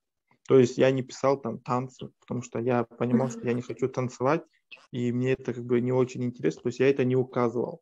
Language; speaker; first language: Russian; native; Russian